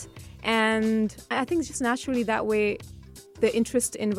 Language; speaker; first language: English; non-native, fluent; Urdu